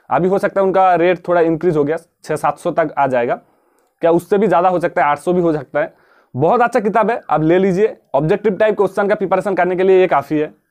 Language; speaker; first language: Hindi; non-native, local second language; Bangla